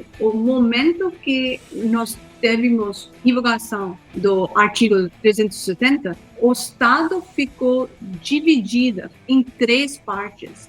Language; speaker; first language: Portuguese; non-native, fluent; Hindi